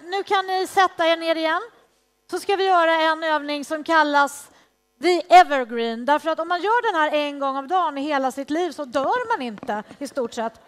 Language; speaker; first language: Swedish; native; Swedish